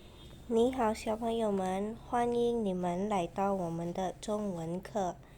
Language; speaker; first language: Chinese; non-native, fluent; Indonesian